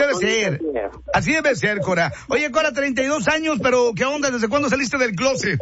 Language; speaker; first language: Spanish; native; Spanish